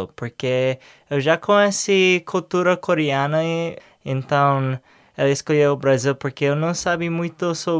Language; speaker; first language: Portuguese; non-native, learner; English